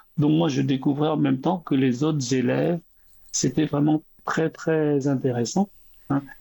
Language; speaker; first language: French; early bilingual, other home language; Khmer